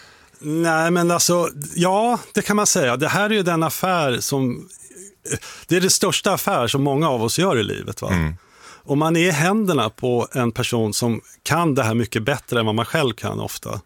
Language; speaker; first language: Swedish; native; Swedish